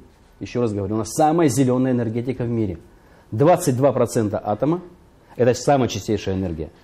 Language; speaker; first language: Russian; native; Russian